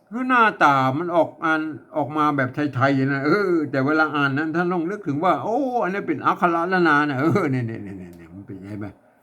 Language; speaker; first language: Thai; native; Thai